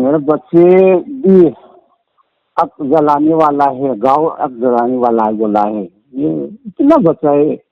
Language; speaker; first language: Hindi; non-native, local second language; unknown